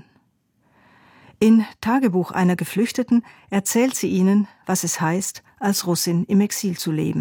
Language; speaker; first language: German; native; German